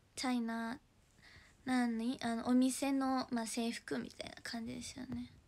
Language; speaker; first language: Japanese; native; Japanese